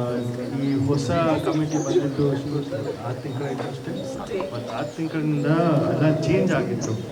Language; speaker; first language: Kannada; non-native, learner; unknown